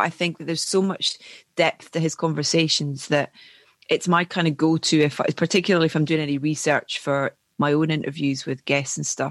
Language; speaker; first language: English; native; English